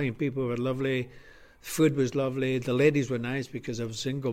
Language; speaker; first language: English; native; English